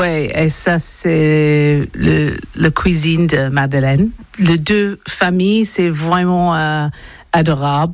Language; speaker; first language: French; non-native, learner; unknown